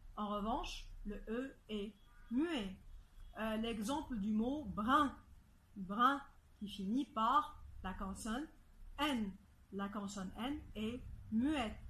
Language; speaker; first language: French; non-native, fluent; Arabic